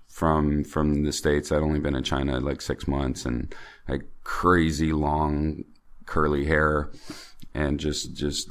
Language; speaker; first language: English; native; English